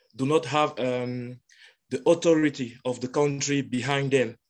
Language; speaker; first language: English; non-native, local second language; French